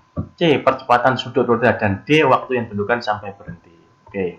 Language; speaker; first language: Indonesian; native; Indonesian